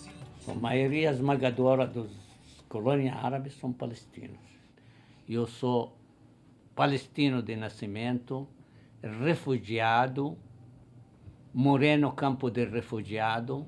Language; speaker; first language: Portuguese; non-native, fluent; Arabic